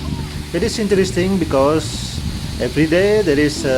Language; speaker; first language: English; non-native, local second language; Indonesian